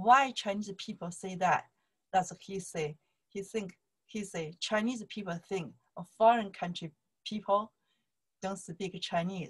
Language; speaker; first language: English; non-native, learner; Chinese